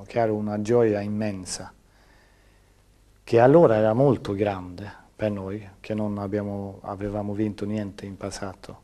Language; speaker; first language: Italian; non-native, fluent; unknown